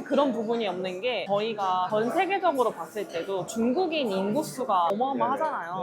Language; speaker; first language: Korean; native; Korean